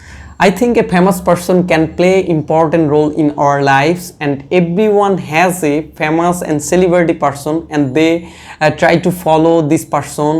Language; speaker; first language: English; non-native, learner; Bangla